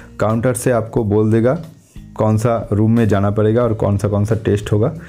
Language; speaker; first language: Hindi; non-native, local second language; Bangla